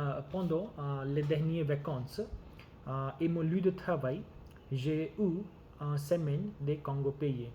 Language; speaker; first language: French; non-native, learner; Gujarati